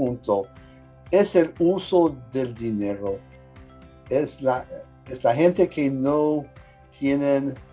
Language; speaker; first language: Spanish; early bilingual, heritage; English